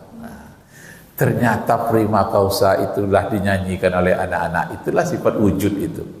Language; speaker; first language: Indonesian; native; Indonesian